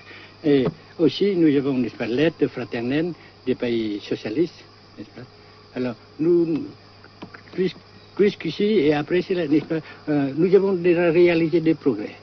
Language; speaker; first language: French; non-native, local second language; Vietnamese